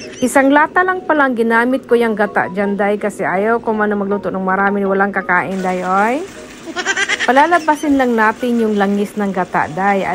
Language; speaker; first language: Filipino; non-native, local second language; Cebuano